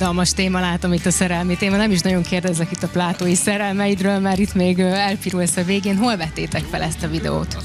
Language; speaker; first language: Hungarian; native; Hungarian